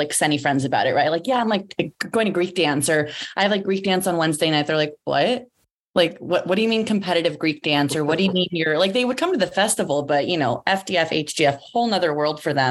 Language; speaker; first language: English; early bilingual, other home language; Greek